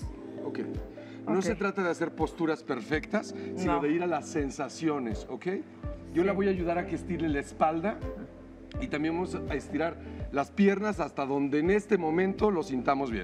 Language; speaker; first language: Spanish; native; Spanish